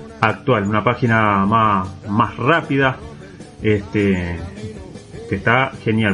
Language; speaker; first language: Spanish; native; Spanish